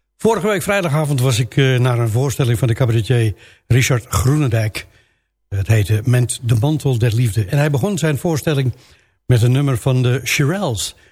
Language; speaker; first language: Dutch; native; Dutch